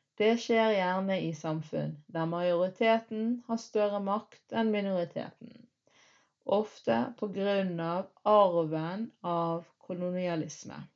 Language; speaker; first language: Norwegian; early bilingual, other home language; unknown